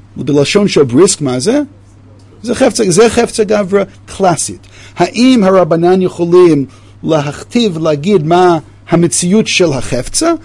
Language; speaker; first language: Hebrew; non-native, fluent; English